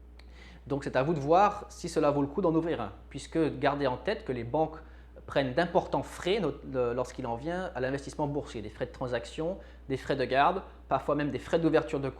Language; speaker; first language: French; native; French